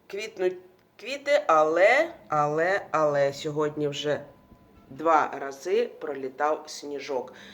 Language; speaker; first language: Ukrainian; non-native, local second language; Russian